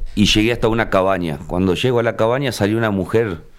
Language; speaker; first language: Spanish; native; Spanish